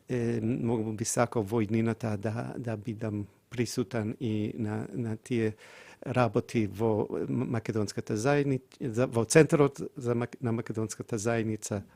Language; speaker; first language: Macedonian; non-native, fluent; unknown